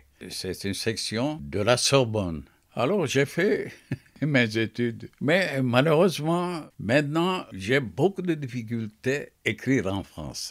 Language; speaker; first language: French; non-native, fluent; Turkish